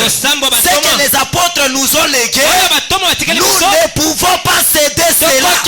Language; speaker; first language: Haitian Creole; non-native, local second language; Lingala